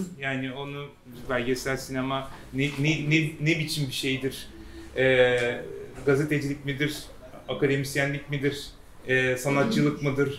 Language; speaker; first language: Turkish; native; Turkish